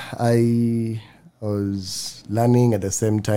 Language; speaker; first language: English; non-native, local second language; Swahili